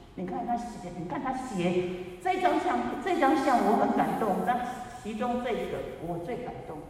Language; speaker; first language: Chinese; native; Chinese